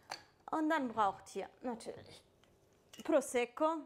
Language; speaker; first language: German; non-native, fluent; Italian